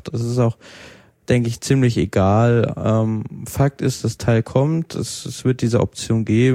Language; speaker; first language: German; native; German